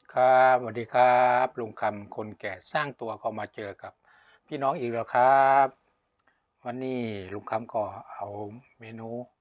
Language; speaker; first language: Thai; native; Thai